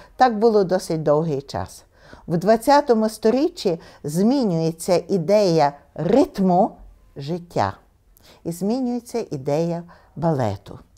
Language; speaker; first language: Ukrainian; native; Ukrainian